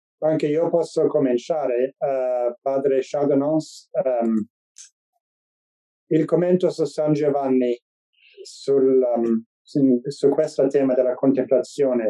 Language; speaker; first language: Italian; non-native, fluent; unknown